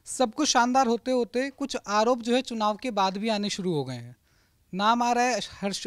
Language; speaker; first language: Hindi; native; Hindi